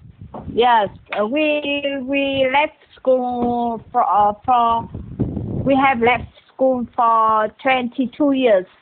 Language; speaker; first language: English; non-native, learner; Vietnamese